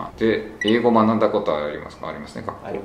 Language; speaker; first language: Japanese; native; Japanese